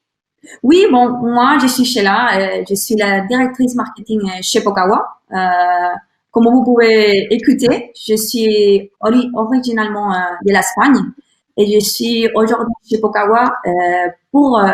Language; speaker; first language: French; non-native, learner; Spanish